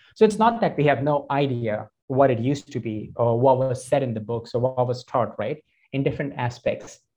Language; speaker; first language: English; non-native, local second language; Hindi